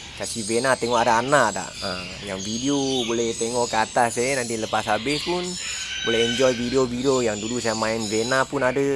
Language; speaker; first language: Malay; non-native, local second language; Chinese